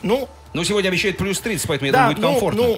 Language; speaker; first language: Russian; native; Russian